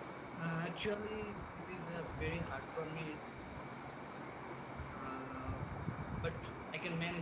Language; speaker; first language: English; non-native, learner; Bangla